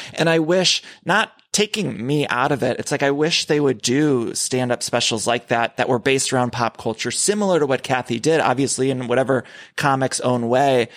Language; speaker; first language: English; native; English